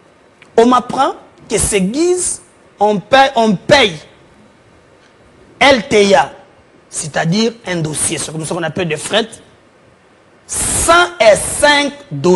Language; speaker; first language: French; non-native, local second language; Lingala